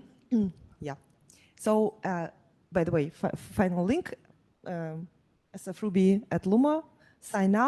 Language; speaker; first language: English; non-native, fluent; Russian